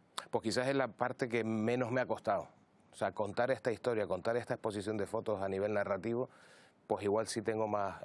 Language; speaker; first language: Spanish; native; Spanish